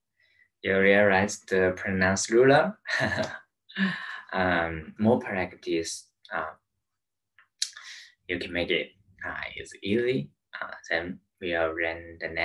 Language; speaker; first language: English; non-native, learner; Chinese